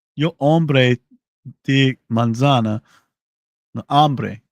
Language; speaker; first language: Spanish; non-native, learner; English